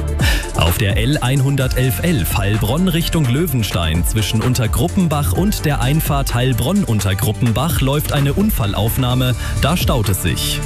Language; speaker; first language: German; native; German